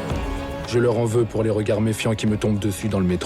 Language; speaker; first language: French; native; French